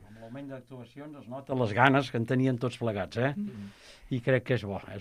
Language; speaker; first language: Catalan; native; Catalan